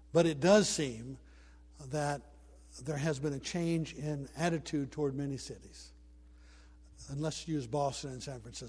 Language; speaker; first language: English; native; English